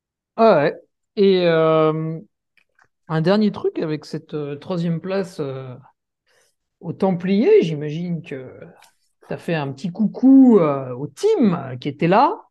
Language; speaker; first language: French; native; French